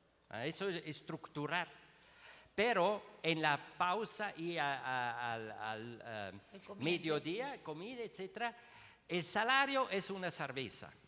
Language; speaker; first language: Spanish; non-native, learner; Swiss German